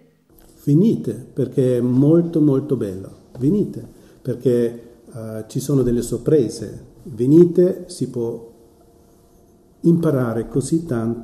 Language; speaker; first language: Italian; non-native, fluent; German